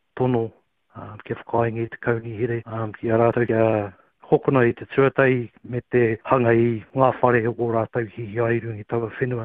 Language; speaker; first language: Māori; non-native, local second language; English